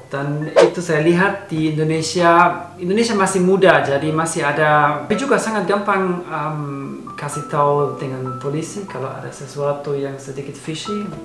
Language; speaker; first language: Indonesian; non-native, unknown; German